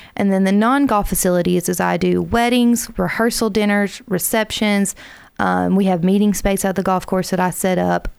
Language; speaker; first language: English; native; English